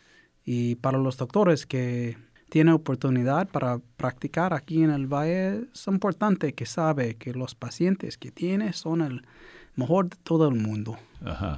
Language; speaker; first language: Spanish; early bilingual, heritage; English